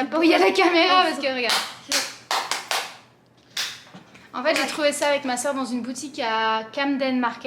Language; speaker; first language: French; native; French